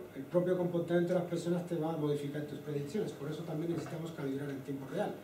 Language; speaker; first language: Spanish; native; Spanish